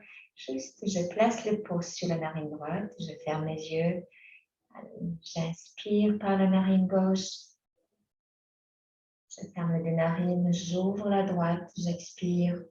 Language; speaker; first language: French; native; French